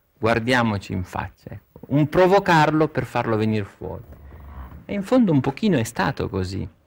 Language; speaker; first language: Italian; native; Italian